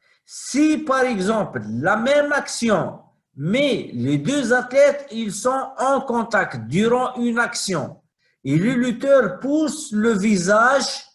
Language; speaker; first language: French; non-native, fluent; Arabic